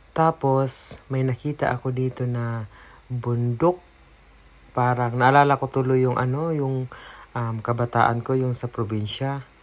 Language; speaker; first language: Filipino; non-native, local second language; Cebuano